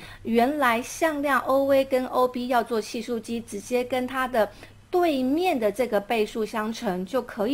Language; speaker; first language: Chinese; native; Chinese